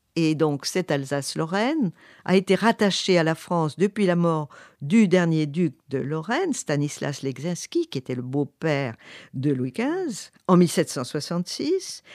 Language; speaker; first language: French; native; French